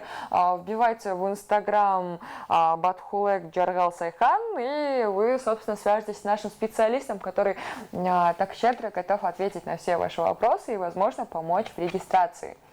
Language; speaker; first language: Russian; native; Russian